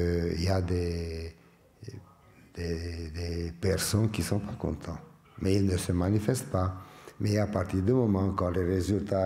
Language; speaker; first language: French; non-native, fluent; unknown